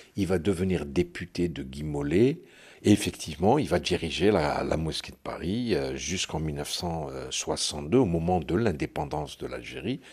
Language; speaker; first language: French; non-native, local second language; Arabic